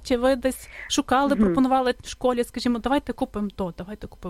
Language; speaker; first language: Ukrainian; native; Ukrainian